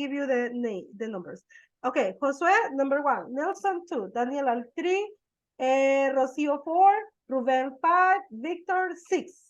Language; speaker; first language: English; non-native, fluent; Spanish